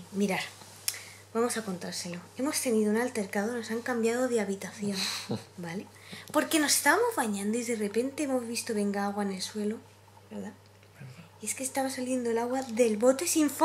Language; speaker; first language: Spanish; native; Spanish